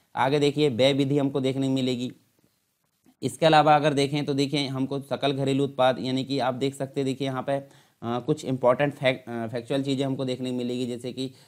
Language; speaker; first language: Hindi; native; Hindi